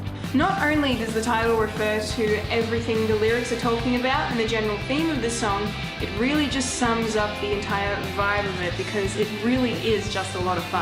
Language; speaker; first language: English; native; English